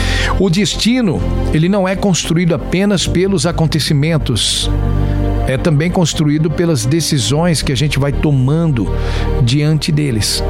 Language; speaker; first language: Portuguese; native; Portuguese